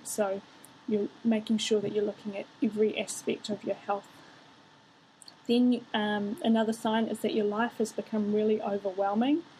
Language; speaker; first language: English; native; English